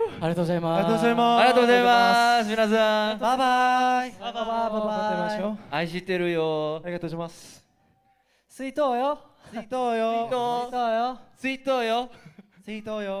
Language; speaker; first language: Japanese; non-native, learner; Korean